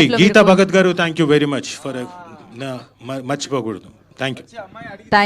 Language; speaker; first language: Telugu; native; Telugu